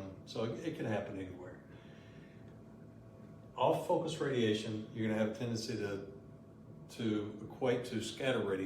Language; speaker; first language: English; native; English